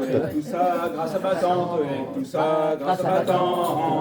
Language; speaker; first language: French; native; French